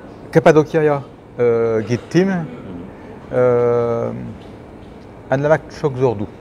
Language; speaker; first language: Turkish; non-native, learner; French